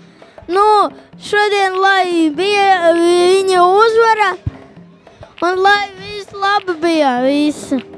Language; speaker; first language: Latvian; non-native, local second language; Russian